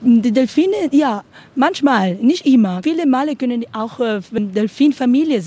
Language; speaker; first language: German; non-native, learner; Spanish